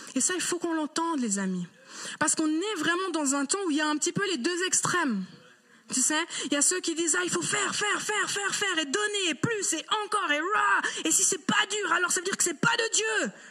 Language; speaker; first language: French; native; French